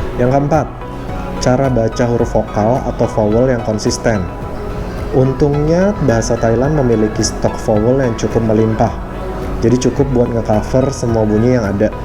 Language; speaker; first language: Indonesian; native; Indonesian